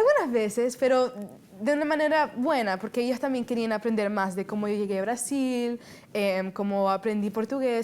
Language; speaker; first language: Spanish; early bilingual, heritage; Spanish